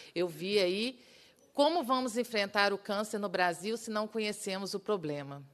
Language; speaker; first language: Portuguese; native; Portuguese